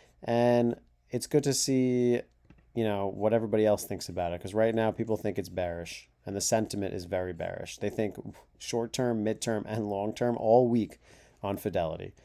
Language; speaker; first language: English; native; English